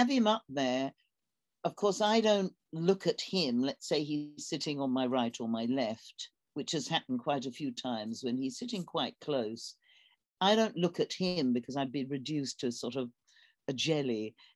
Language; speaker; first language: English; native; English